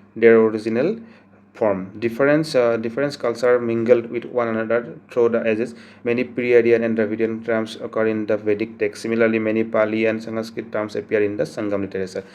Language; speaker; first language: English; non-native, local second language; Assamese